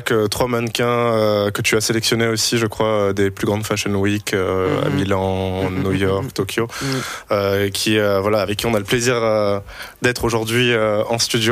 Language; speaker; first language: French; native; French